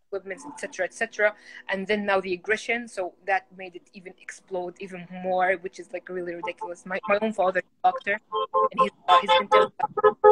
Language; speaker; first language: English; non-native, fluent; Arabic